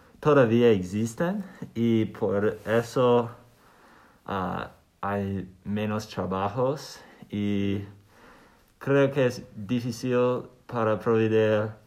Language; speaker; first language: Spanish; non-native, learner; English